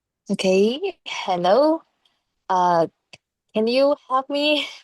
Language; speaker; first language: English; non-native, learner; Vietnamese